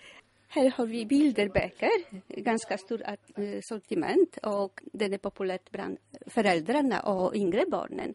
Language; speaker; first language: Swedish; non-native, fluent; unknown